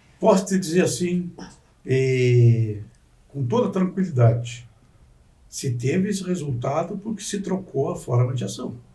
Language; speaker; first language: Portuguese; native; Portuguese